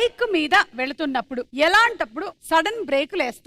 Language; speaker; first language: Telugu; non-native, local second language; Malayalam